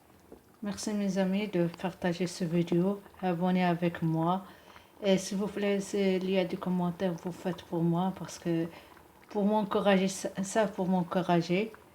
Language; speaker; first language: French; non-native, local second language; Arabic